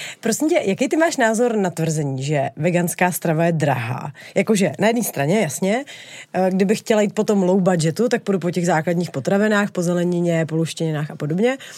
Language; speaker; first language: Czech; native; Czech